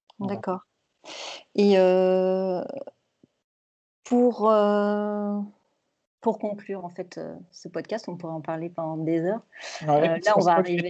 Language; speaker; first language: French; native; French